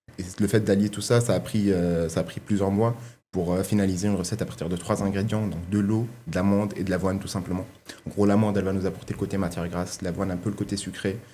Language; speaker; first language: French; non-native, local second language; Arabic